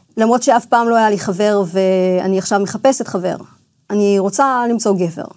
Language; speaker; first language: Hebrew; early bilingual, other home language; English